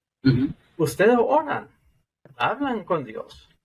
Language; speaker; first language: Spanish; non-native, fluent; English